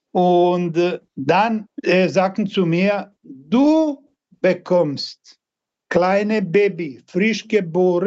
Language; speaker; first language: German; non-native, learner; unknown